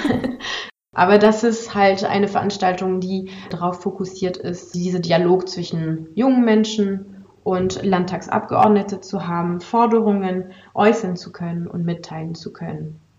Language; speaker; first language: German; non-native, fluent; French